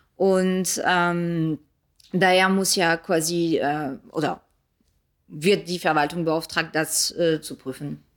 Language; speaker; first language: German; early bilingual, other home language; French